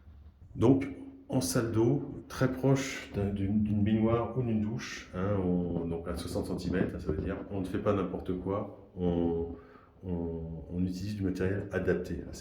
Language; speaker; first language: French; native; French